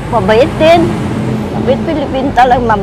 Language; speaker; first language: Filipino; non-native, learner; Vietnamese